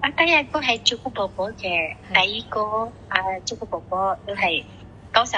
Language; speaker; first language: Cantonese; non-native, learner; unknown